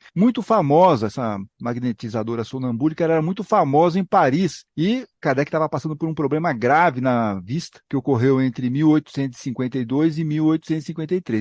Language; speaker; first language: Portuguese; native; Portuguese